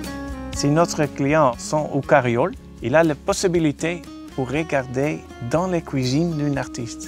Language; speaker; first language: French; non-native, learner; Dutch